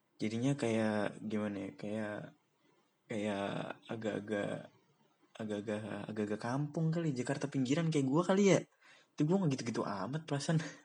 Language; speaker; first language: Indonesian; native; Indonesian